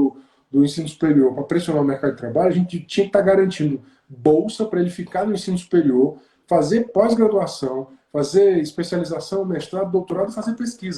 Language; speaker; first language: Portuguese; native; Portuguese